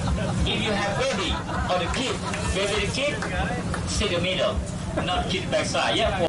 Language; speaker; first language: English; non-native, learner; Thai